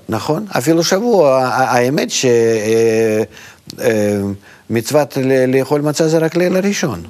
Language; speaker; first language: Hebrew; non-native, fluent; Russian